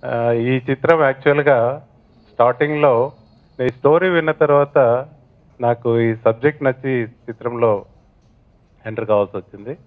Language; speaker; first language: Telugu; native; Telugu